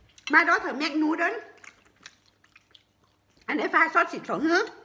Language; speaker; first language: English; non-native, learner; Thai